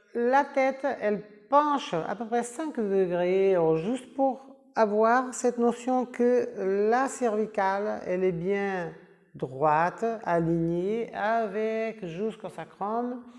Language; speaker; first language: French; non-native, fluent; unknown